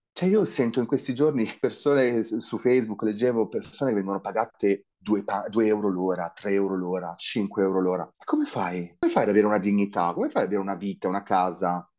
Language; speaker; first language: Italian; native; Italian